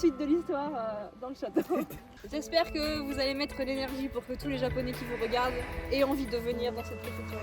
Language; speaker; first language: French; native; French